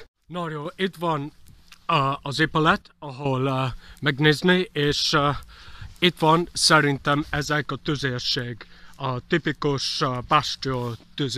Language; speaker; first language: Hungarian; non-native, learner; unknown